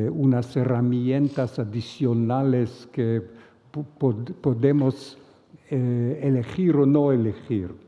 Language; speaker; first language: Spanish; non-native, fluent; Hebrew